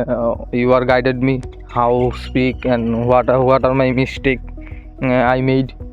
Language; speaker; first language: English; non-native, learner; Hindi